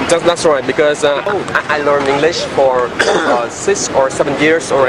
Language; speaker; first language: English; non-native, fluent; Vietnamese